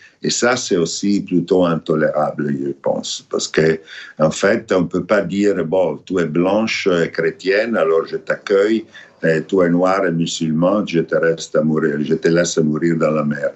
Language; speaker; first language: French; non-native, fluent; Italian